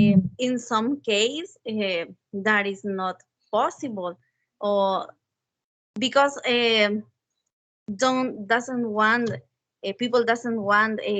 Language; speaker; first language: English; non-native, learner; Spanish